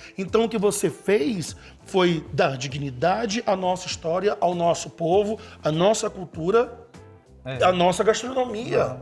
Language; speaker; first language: Portuguese; native; Portuguese